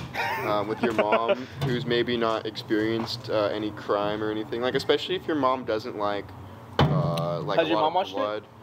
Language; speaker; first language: English; native; English